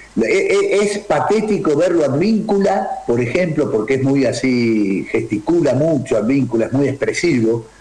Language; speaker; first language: Spanish; native; Spanish